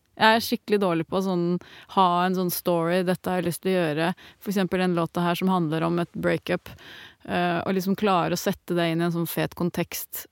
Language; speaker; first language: Norwegian; native; Norwegian